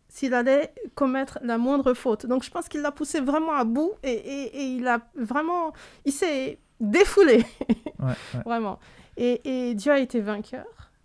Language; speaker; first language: French; native; French